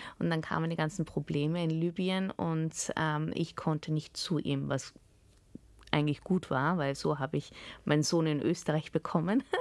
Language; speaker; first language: German; early bilingual, heritage; German